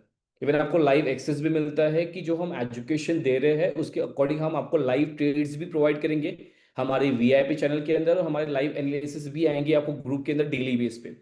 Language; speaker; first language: Hindi; native; Hindi